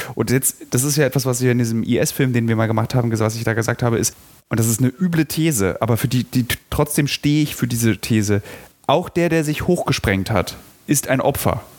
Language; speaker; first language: German; native; German